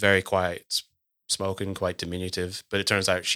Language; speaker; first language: English; native; English